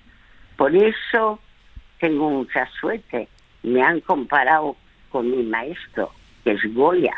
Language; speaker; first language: Spanish; early bilingual, other home language; French